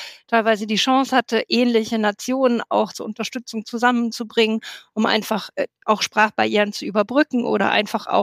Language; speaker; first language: German; native; German